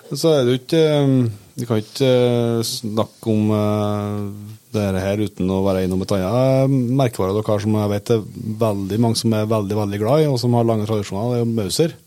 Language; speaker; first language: Norwegian; native; Norwegian